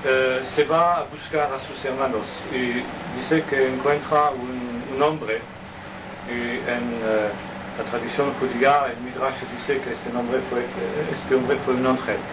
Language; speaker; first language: Spanish; non-native, learner; French